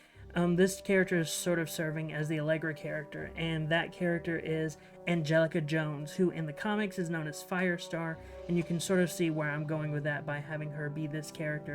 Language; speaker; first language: English; native; English